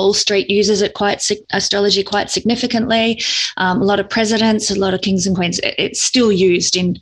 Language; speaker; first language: English; native; English